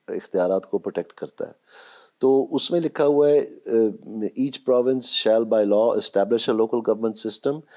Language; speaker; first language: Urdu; non-native, local second language; Punjabi